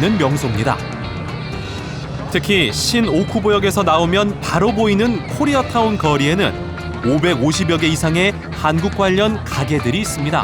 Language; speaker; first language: Korean; native; Korean